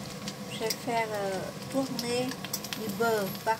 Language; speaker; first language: French; non-native, fluent; Vietnamese